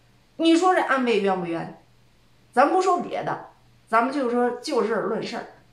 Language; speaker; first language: Chinese; native; Chinese